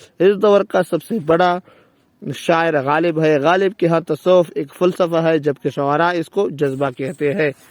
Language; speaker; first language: Urdu; non-native, local second language; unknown